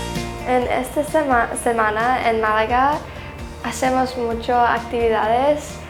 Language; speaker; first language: Spanish; non-native, learner; English